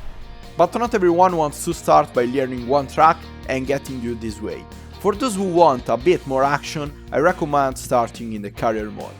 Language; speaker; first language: English; non-native, fluent; German